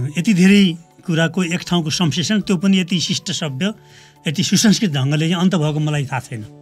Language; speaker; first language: Nepali; native; Nepali